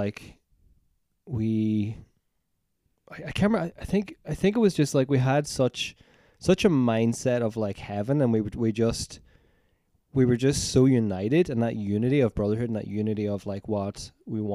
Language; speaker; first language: English; native; English